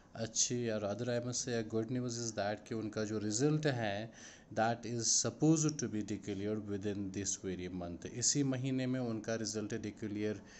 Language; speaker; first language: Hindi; non-native, local second language; Kashmiri